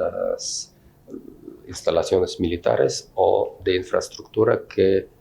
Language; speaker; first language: Spanish; non-native, fluent; Russian